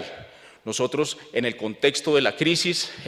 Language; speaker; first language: Spanish; native; Spanish